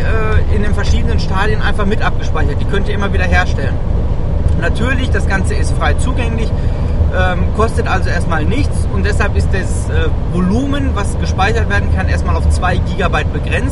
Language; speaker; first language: German; native; German